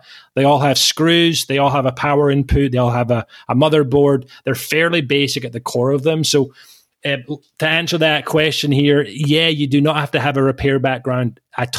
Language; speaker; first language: English; native; English